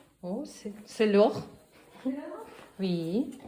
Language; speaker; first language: French; non-native, learner; Ukrainian